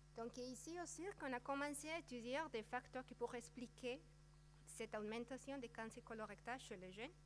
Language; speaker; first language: French; non-native, fluent; Spanish